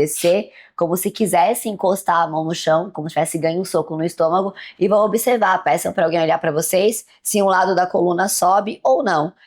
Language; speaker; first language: Portuguese; native; Portuguese